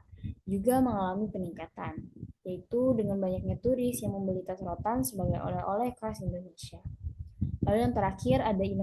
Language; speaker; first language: Indonesian; native; Indonesian